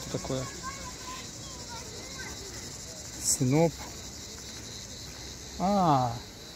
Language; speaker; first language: Russian; native; Russian